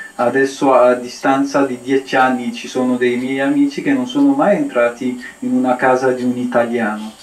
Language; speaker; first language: Italian; non-native, fluent; Amharic